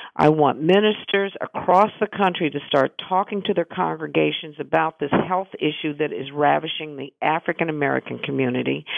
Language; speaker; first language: English; native; English